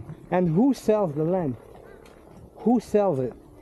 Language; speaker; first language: English; non-native, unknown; French